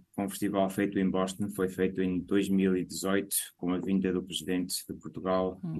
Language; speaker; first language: Portuguese; native; Portuguese